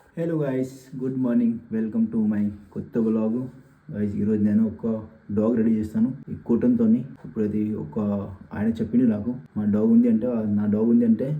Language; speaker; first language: Telugu; non-native, learner; Hindi